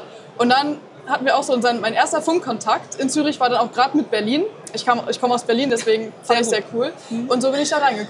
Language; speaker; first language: German; native; German